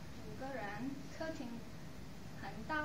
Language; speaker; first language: Chinese; non-native, learner; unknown